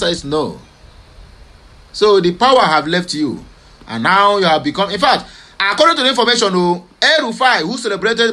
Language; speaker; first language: English; non-native, local second language; Igbo